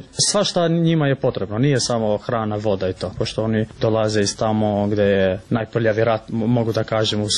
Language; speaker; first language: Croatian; non-native, local second language; Albanian